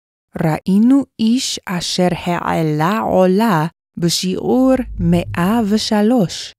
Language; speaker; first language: Hebrew; non-native, fluent; English